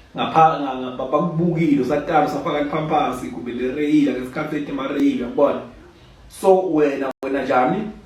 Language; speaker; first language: Zulu; non-native, local second language; Swati